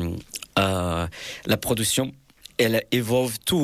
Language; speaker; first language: French; non-native, fluent; Portuguese